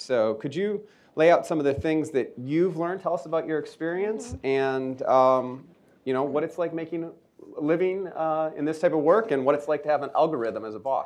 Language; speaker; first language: English; native; English